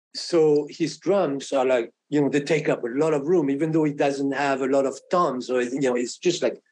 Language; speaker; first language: English; non-native, fluent; French